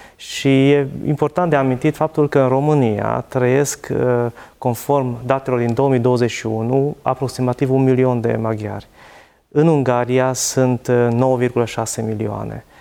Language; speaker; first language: Romanian; non-native, local second language; Hungarian